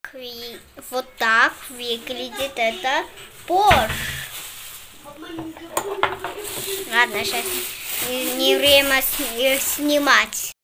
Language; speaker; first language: Russian; early bilingual, heritage; Russian